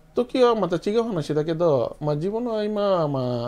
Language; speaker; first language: Japanese; non-native, fluent; Bangla